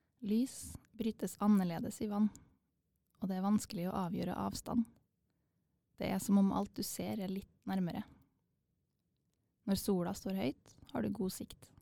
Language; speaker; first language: Norwegian; native; Norwegian